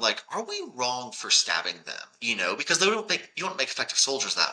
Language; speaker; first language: English; native; English